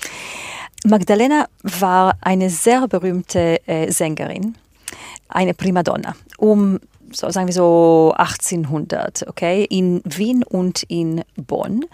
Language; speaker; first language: German; non-native, fluent; Hebrew